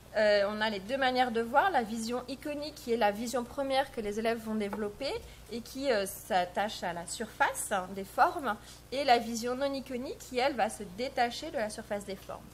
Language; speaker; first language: French; native; French